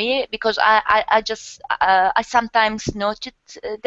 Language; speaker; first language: English; non-native, learner; Turkish